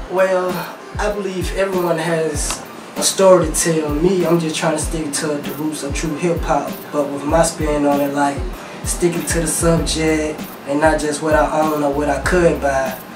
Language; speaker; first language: English; native; English